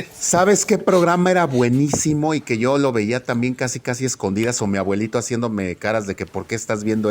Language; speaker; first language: Spanish; native; Spanish